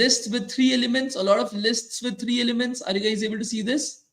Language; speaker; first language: English; non-native, local second language; Hindi